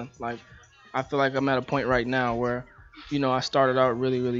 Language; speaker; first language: English; native; English